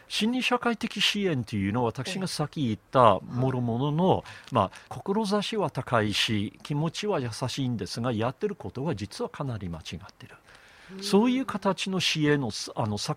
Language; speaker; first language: Japanese; non-native, fluent; English